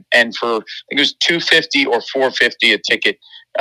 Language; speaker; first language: English; native; English